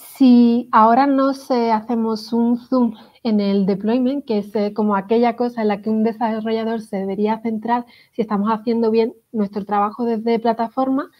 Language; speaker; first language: Spanish; native; Spanish